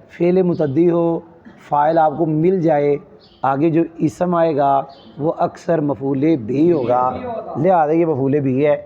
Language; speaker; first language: Urdu; non-native, local second language; Saraiki